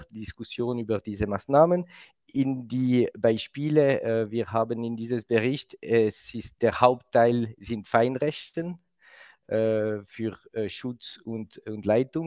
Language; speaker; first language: German; non-native, local second language; French